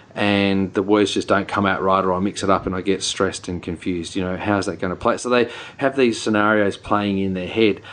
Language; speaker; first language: English; native; English